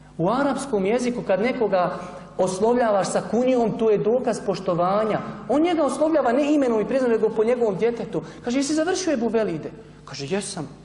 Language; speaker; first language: Bosnian; native; Bosnian